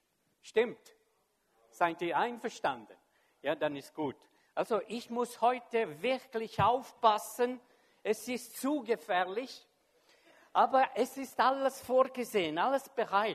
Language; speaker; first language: German; non-native, fluent; French